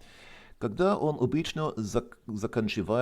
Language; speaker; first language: Russian; non-native, fluent; English